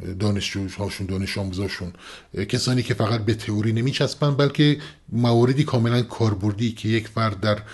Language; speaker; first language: Persian; non-native, local second language; Kurdish